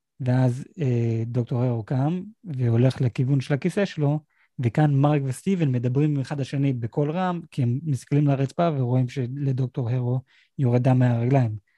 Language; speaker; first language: Hebrew; native; Hebrew